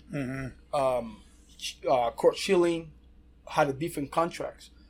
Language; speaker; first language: English; non-native, fluent; Spanish